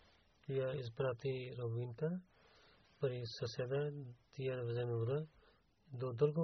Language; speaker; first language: Bulgarian; non-native, learner; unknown